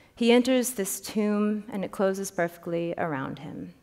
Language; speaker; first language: English; native; English